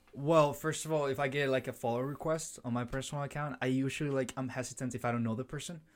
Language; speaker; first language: English; early bilingual, other home language; Spanish